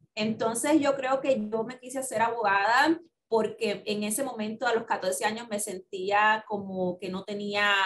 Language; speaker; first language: Spanish; native; Spanish